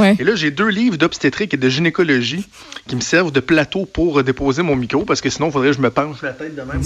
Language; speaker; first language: French; native; French